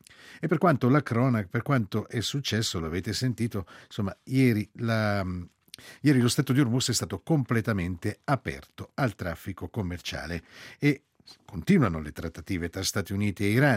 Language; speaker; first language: Italian; native; Italian